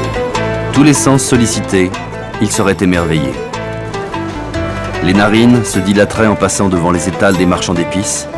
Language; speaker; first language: French; native; French